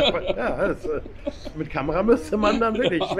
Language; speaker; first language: German; native; German